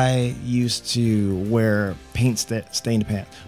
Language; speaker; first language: English; native; English